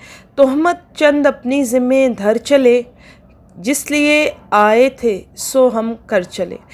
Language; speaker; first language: Urdu; native; Urdu